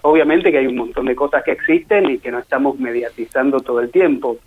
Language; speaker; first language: Spanish; native; Spanish